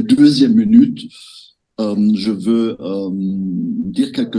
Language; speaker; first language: French; non-native, fluent; German